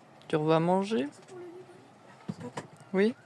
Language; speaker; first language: French; native; French